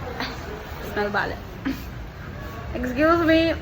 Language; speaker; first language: Telugu; non-native, learner; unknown